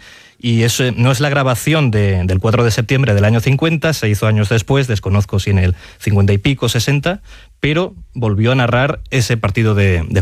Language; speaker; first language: Spanish; native; Spanish